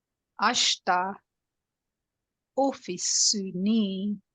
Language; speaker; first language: Japanese; non-native, learner; English